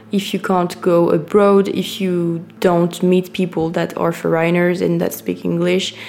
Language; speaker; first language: English; non-native, fluent; French